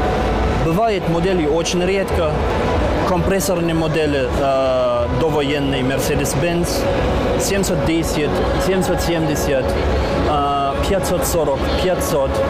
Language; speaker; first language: Russian; non-native, learner; German